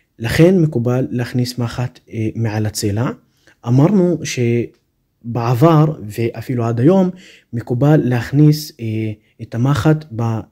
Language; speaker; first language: Hebrew; non-native, local second language; Arabic